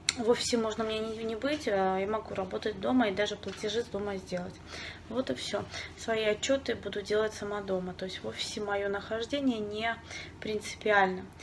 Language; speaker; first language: Russian; native; Russian